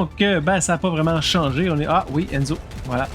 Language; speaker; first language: French; native; French